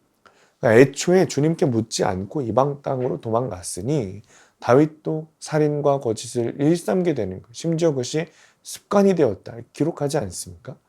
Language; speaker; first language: Korean; native; Korean